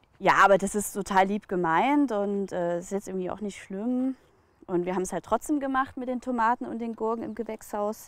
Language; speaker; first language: German; native; German